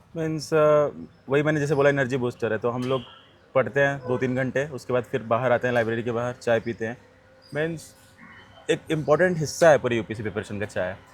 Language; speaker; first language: Hindi; native; Hindi